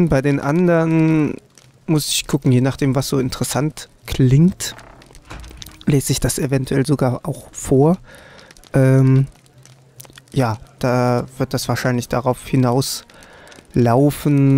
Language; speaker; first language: German; native; German